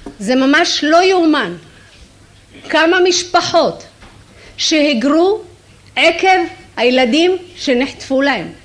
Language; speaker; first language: Hebrew; native; Hebrew